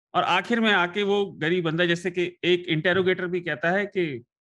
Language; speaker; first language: Hindi; native; Hindi